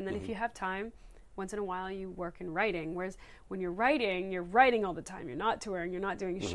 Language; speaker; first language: English; native; English